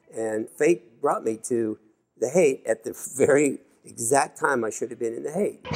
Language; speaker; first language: English; native; English